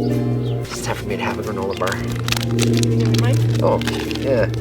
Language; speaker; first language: English; native; English